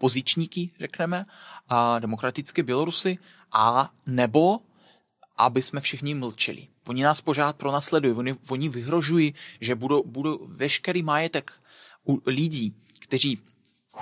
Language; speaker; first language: Czech; non-native, fluent; Belarusian